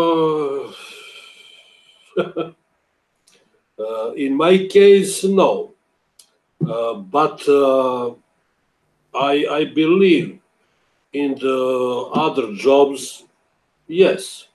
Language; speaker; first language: English; non-native, learner; Serbian